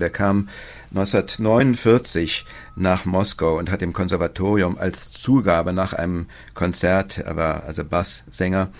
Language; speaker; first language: German; native; German